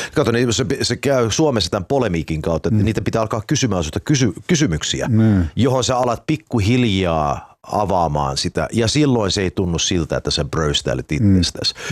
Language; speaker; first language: Finnish; early bilingual, heritage; Finnish